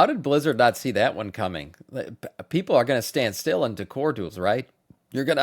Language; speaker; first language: English; native; English